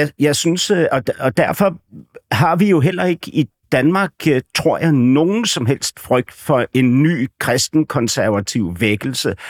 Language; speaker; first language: Danish; native; Danish